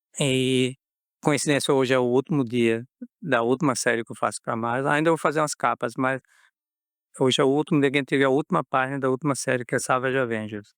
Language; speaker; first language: Portuguese; native; Portuguese